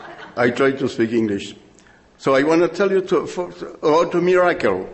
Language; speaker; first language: English; non-native, learner; French